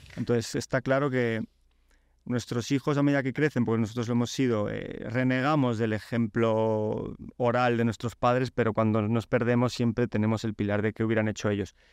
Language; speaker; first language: Spanish; early bilingual, other home language; Polish